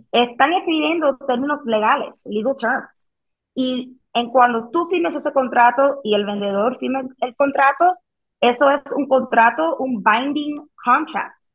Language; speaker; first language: Spanish; early bilingual, heritage; Spanish